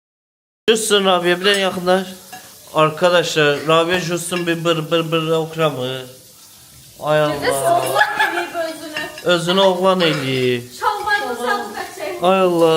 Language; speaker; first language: Azerbaijani; native; Azerbaijani